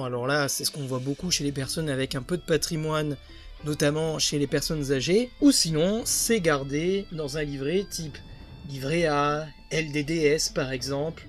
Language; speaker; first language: French; native; French